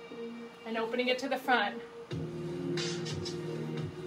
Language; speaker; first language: English; native; English